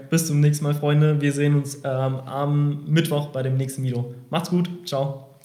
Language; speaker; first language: German; early bilingual, other home language; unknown